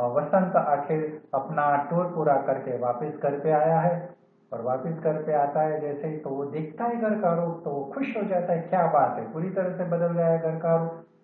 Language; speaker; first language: Hindi; non-native, local second language; Gujarati